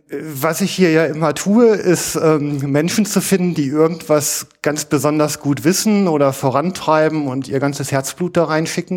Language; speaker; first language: German; native; German